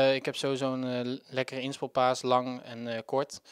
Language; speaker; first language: Dutch; native; Dutch